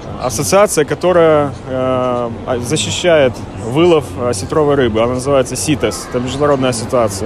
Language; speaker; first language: Russian; native; Russian